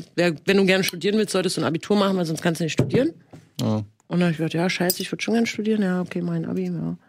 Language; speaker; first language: German; native; German